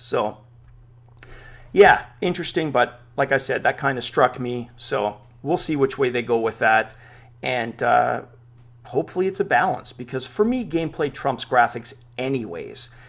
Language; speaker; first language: English; native; English